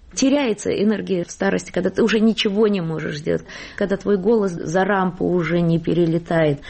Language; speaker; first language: Russian; native; Russian